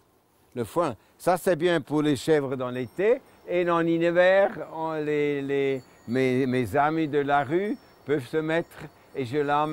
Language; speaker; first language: French; non-native, local second language; German